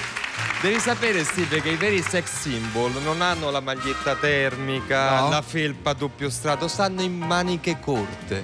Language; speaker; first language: Italian; native; Italian